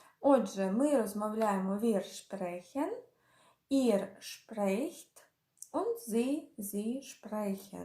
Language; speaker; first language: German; non-native, fluent; Ukrainian